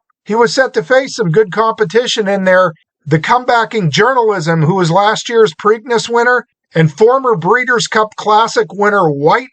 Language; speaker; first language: English; native; English